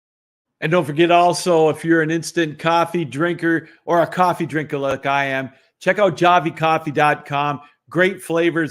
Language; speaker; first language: English; native; English